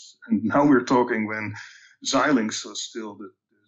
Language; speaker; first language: English; non-native, fluent; Dutch